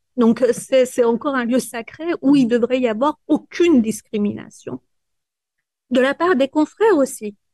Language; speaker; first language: French; early bilingual, other home language; Persian